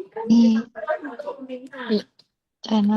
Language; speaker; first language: Chinese; non-native, learner; Indonesian